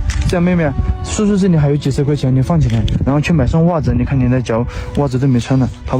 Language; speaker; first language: Chinese; native; Chinese